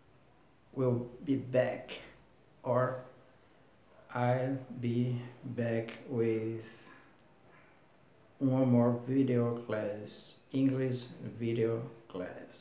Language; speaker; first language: English; non-native, learner; Portuguese